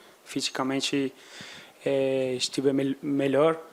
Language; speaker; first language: Portuguese; non-native, fluent; Spanish